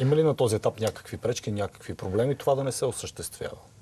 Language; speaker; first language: Bulgarian; native; Bulgarian